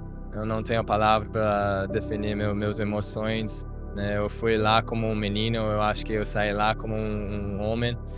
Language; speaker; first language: Portuguese; non-native, fluent; Japanese